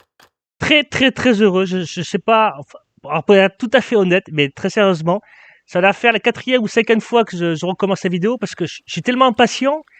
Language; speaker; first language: French; native; French